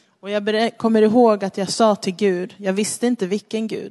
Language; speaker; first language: Swedish; non-native, fluent; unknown